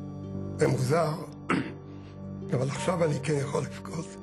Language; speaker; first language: Hebrew; early bilingual, other home language; Polish